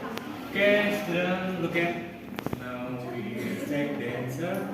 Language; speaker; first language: English; non-native, learner; Indonesian